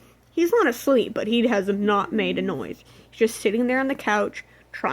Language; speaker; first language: English; native; English